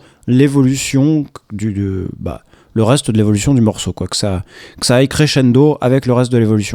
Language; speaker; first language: French; native; French